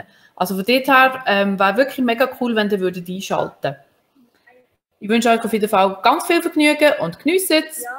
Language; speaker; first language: German; native; German